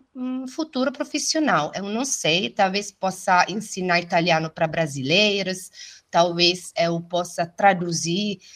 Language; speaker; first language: Portuguese; non-native, fluent; Italian